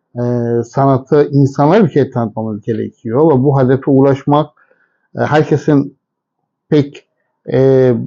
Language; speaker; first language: Turkish; non-native, fluent; Persian